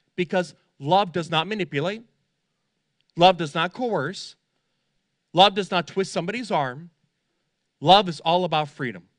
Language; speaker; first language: English; native; English